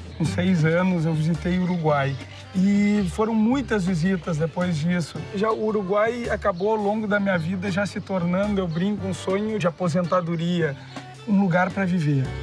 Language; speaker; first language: Portuguese; native; Portuguese